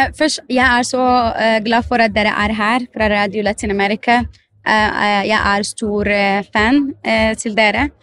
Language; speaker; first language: Norwegian; non-native, fluent; Arabic